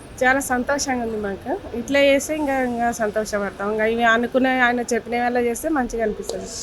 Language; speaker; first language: Telugu; native; Telugu